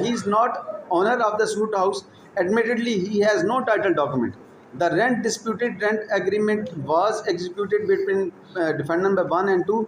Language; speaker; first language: English; non-native, local second language; Urdu